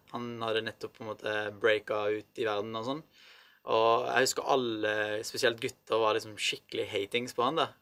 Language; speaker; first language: Norwegian; early bilingual, other home language; Arabic